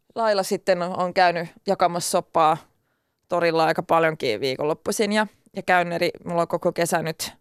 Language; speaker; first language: Finnish; non-native, local second language; Swedish